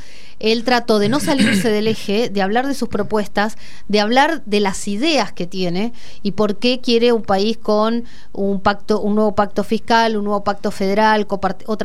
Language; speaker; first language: Spanish; native; Spanish